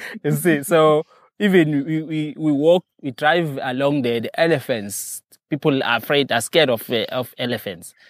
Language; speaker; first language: English; non-native, local second language; Zulu